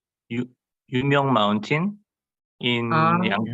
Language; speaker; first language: English; non-native, learner; Korean